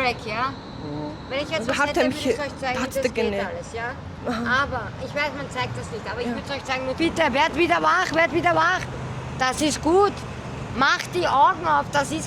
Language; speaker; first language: German; native; German